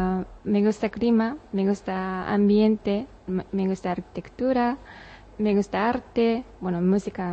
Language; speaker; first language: Spanish; non-native, learner; Japanese